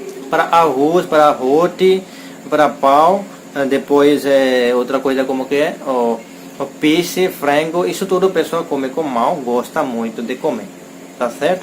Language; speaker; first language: Portuguese; non-native, learner; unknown